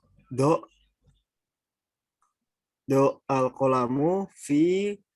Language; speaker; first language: Arabic; non-native, learner; Indonesian